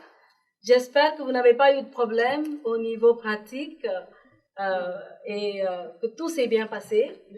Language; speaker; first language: French; non-native, fluent; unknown